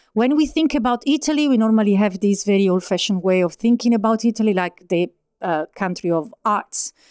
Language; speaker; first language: English; non-native, fluent; Italian